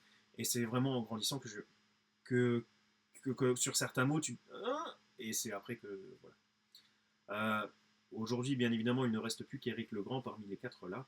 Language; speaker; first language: French; native; French